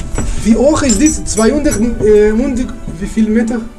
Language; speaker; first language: German; non-native, learner; Portuguese